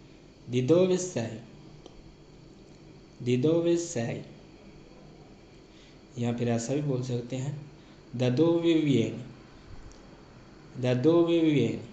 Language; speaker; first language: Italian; non-native, learner; Urdu